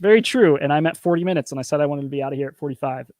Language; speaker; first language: English; native; English